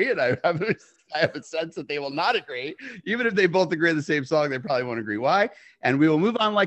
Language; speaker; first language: English; native; English